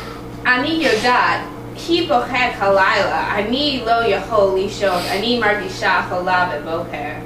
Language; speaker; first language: Hebrew; non-native, learner; English